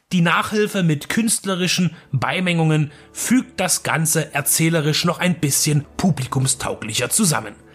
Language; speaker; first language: German; native; German